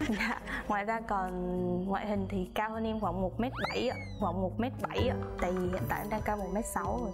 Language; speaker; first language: Vietnamese; native; Vietnamese